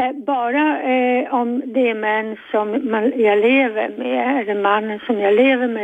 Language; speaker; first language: Swedish; non-native, fluent; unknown